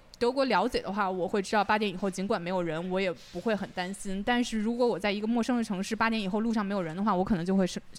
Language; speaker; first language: Chinese; native; Chinese